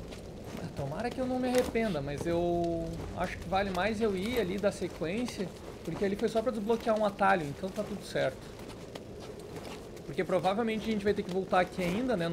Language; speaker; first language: Portuguese; native; Portuguese